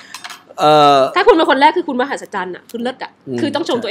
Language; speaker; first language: Thai; native; Thai